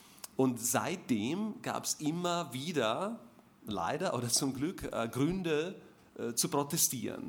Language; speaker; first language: German; non-native, fluent; Slovak